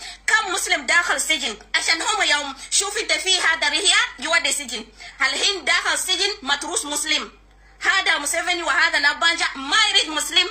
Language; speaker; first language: Arabic; non-native, learner; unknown